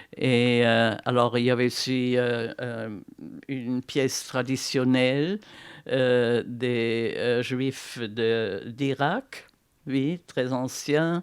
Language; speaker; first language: French; non-native, fluent; German